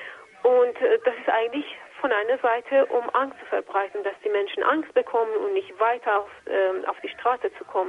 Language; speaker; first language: German; non-native, fluent; Persian